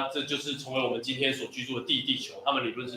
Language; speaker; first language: Chinese; native; Chinese